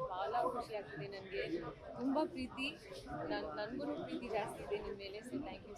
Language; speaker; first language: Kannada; non-native, learner; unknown